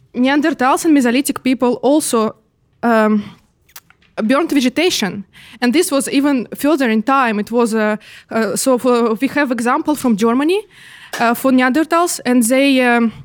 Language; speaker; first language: English; non-native, fluent; Russian